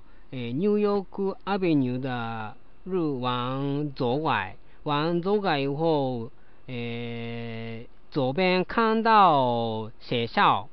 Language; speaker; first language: Chinese; non-native, learner; Japanese